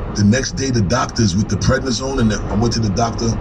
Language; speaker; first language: English; native; English